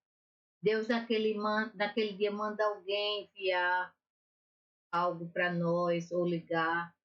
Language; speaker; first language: Portuguese; native; Portuguese